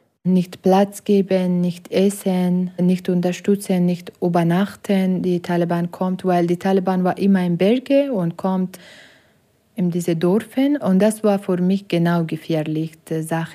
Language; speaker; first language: German; non-native, learner; Persian